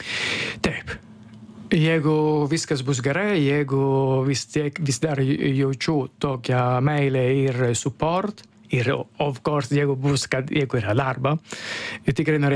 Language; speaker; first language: Lithuanian; non-native, fluent; Italian